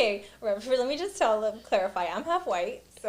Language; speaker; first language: English; native; English